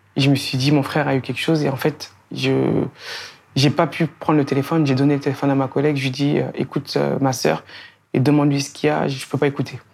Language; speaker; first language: French; native; French